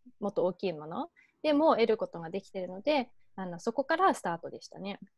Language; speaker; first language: Japanese; early bilingual, heritage; Japanese